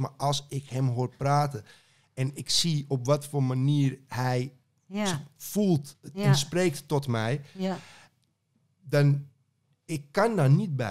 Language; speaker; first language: Dutch; native; Dutch